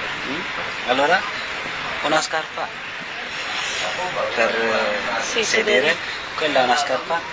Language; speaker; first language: Italian; non-native, learner; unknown